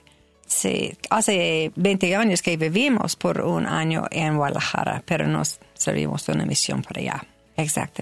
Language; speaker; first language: Spanish; non-native, learner; English